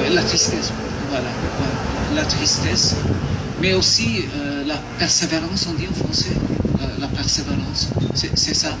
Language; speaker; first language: French; non-native, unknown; Maltese